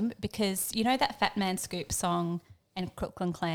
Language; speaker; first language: English; native; English